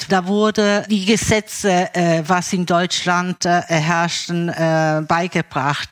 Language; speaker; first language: German; early bilingual, other home language; Italian